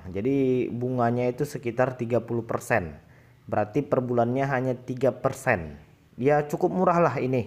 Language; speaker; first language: Indonesian; native; Indonesian